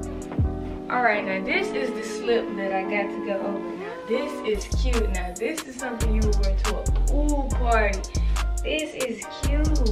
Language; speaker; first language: English; native; English